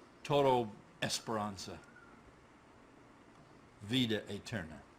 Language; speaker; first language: Spanish; non-native, learner; English